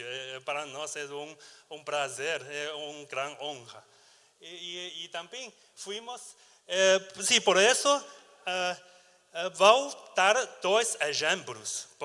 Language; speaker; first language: Portuguese; non-native, learner; Chinese